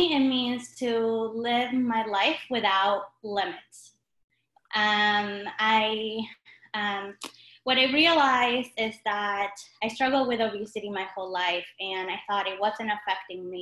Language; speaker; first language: English; non-native, fluent; Spanish